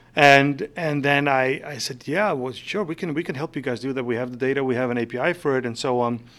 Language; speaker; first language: English; non-native, fluent; Faroese